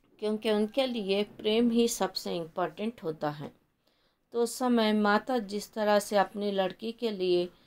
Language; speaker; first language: Hindi; non-native, local second language; Kannada